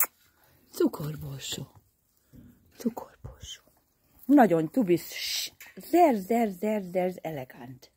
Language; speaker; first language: German; non-native, learner; Hungarian